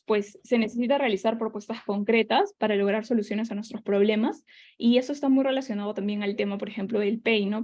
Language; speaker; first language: Spanish; native; Spanish